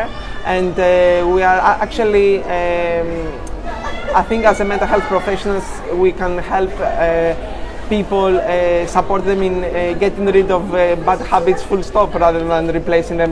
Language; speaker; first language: English; non-native, fluent; Greek